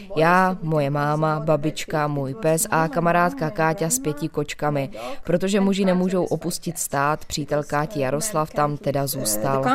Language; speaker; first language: Czech; non-native, fluent; Ukrainian